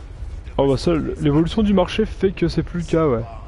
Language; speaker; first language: French; native; French